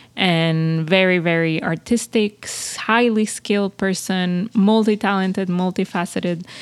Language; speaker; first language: English; non-native, fluent; Spanish